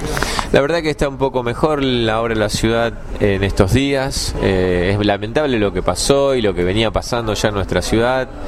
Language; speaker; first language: Spanish; native; Spanish